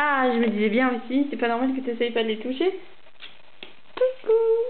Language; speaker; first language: French; native; French